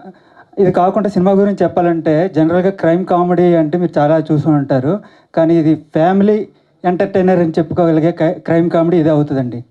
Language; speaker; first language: Telugu; native; Telugu